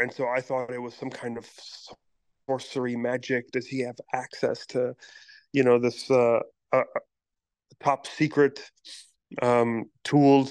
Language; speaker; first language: English; non-native, local second language; Pashto